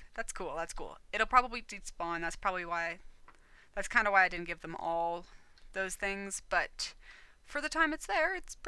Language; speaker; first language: English; native; English